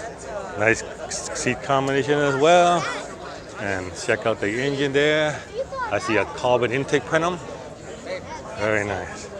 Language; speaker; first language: English; native; English